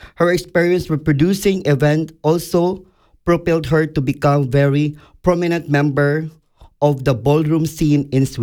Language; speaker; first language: English; non-native, local second language; Cebuano